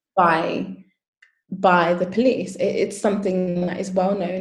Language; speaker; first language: English; native; English